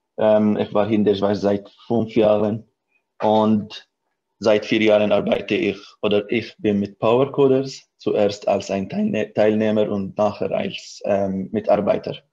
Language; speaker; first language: German; non-native, learner; Arabic